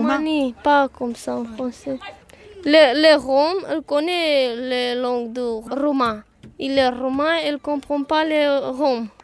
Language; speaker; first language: French; non-native, learner; Romany